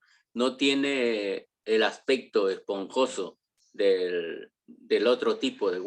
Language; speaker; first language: Spanish; native; Spanish